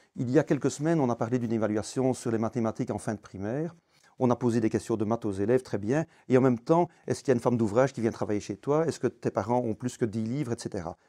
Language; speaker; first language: French; native; French